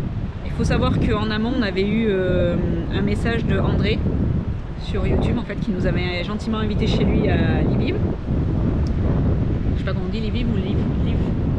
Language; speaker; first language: French; native; French